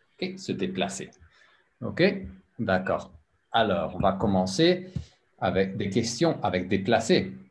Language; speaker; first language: French; non-native, fluent; English